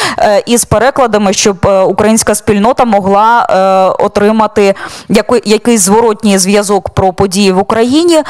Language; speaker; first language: Ukrainian; native; Ukrainian